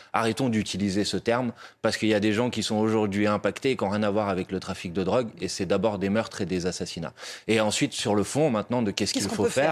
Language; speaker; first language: French; native; French